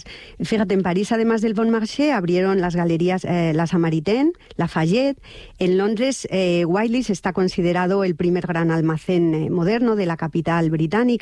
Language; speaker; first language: Spanish; native; Spanish